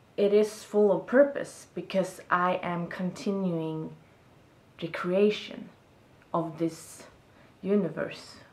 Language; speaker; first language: English; non-native, fluent; Swedish